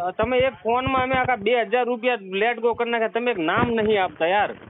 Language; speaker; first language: Gujarati; native; Gujarati